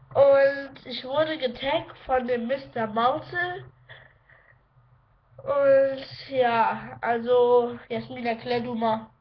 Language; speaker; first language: German; native; German